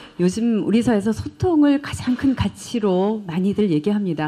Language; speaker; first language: Korean; native; Korean